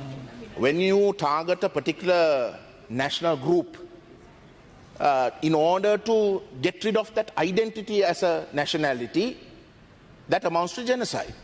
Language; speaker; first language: English; non-native, local second language; Tamil